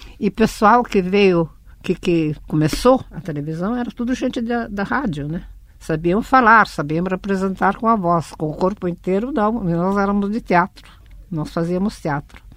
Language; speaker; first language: Portuguese; early bilingual, other home language; Russian